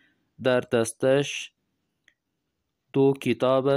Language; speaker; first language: Persian; non-native, fluent; Urdu